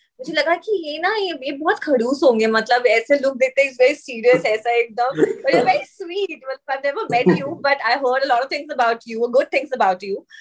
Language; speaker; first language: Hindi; native; Hindi